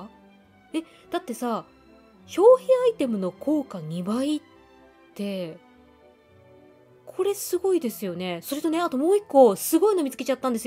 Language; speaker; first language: Japanese; native; Japanese